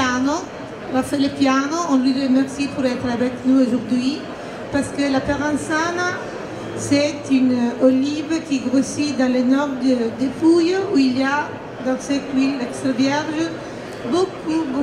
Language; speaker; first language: French; non-native, fluent; Italian